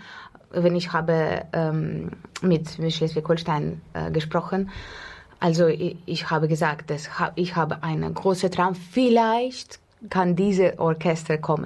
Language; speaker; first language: German; non-native, learner; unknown